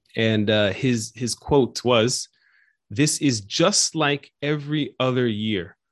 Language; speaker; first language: English; native; English